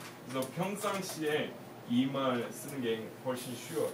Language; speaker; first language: Korean; non-native, fluent; English